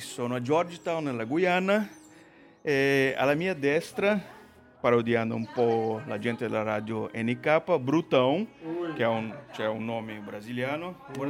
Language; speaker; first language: Italian; non-native, fluent; Portuguese